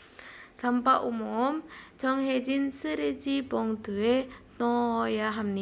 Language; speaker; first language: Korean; non-native, fluent; Indonesian